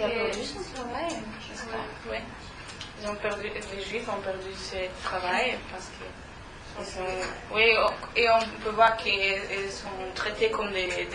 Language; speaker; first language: French; non-native, learner; German